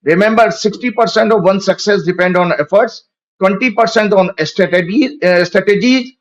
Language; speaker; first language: English; non-native, local second language; Hindi